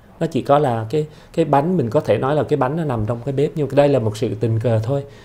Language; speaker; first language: Vietnamese; early bilingual, heritage; Vietnamese